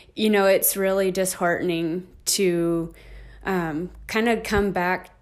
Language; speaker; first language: English; native; English